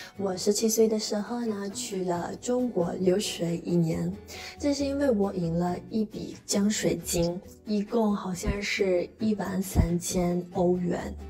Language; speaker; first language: Chinese; non-native, fluent; Italian